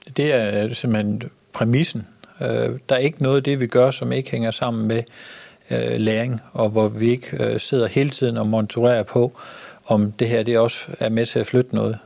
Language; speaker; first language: Danish; native; Danish